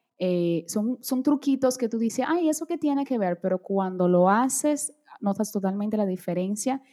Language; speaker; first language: Spanish; early bilingual, other home language; Portuguese